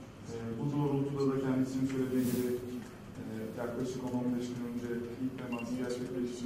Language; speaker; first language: Turkish; native; Turkish